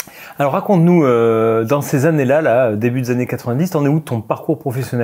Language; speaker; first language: French; native; French